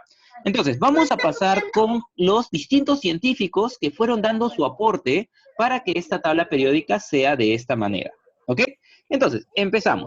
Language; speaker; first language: Spanish; native; Spanish